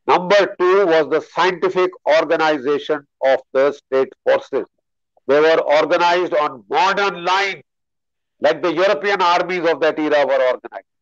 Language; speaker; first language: English; non-native, local second language; Hindi